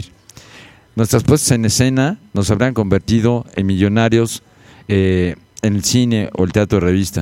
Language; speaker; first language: Spanish; native; Spanish